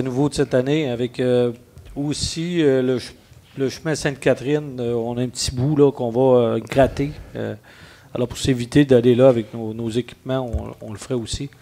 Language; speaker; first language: French; native; French